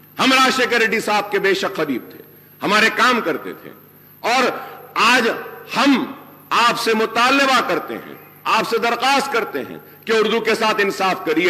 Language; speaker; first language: Urdu; native; Urdu